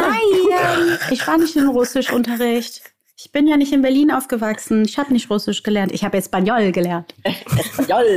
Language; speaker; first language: German; native; German